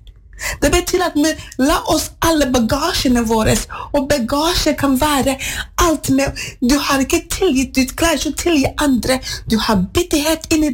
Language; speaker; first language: Norwegian; non-native, fluent; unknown